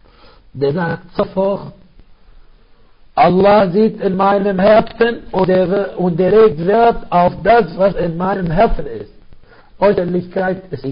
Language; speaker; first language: German; non-native, fluent; Arabic